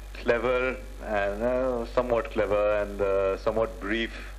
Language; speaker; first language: English; early bilingual, other home language; Urdu